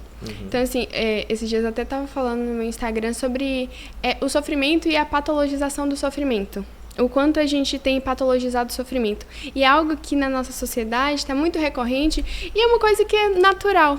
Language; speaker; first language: Portuguese; native; Portuguese